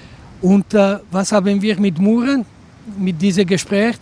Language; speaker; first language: German; non-native, local second language; Italian